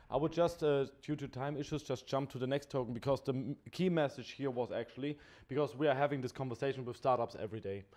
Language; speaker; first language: English; non-native, fluent; German